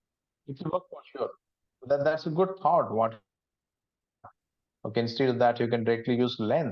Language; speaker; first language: English; non-native, local second language; Hindi